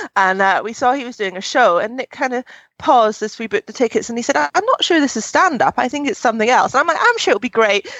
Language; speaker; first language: English; native; English